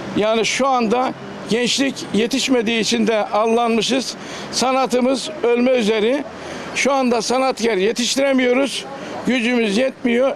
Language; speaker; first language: Turkish; native; Turkish